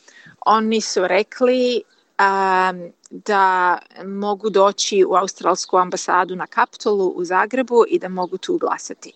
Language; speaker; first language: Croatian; early bilingual, heritage; Croatian